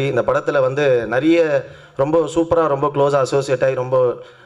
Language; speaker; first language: Tamil; native; Tamil